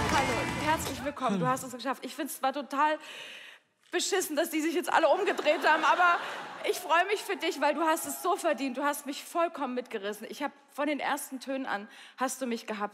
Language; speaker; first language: German; native; German